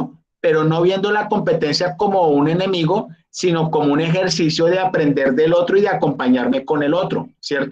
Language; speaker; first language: Spanish; native; Spanish